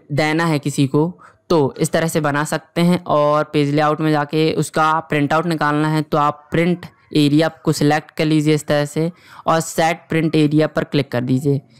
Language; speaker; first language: Hindi; native; Hindi